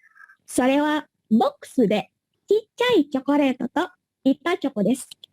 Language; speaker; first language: Japanese; non-native, learner; Indonesian